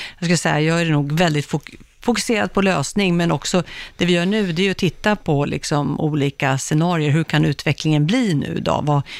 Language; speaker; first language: Swedish; native; Swedish